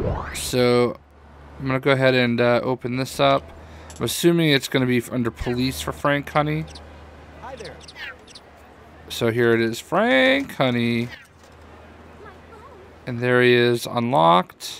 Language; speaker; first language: English; native; English